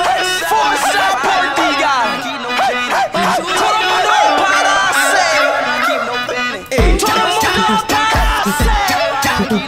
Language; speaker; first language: Portuguese; non-native, learner; English